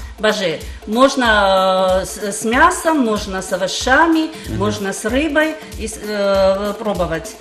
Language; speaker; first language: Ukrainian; non-native, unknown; Georgian